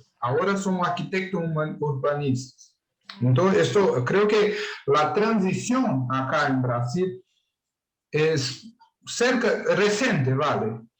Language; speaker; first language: Spanish; non-native, learner; Portuguese